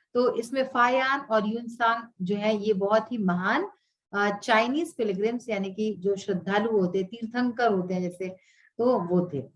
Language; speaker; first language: Hindi; native; Hindi